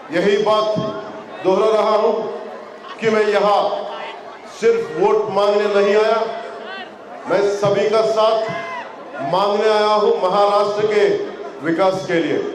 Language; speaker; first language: Hindi; non-native, local second language; Telugu